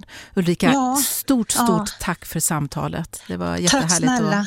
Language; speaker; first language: Swedish; native; Swedish